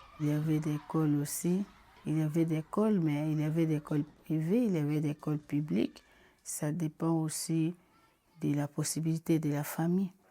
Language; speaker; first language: French; non-native, local second language; Lingala